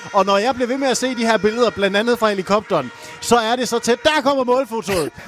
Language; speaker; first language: Danish; native; Danish